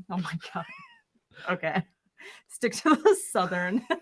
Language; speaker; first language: English; native; English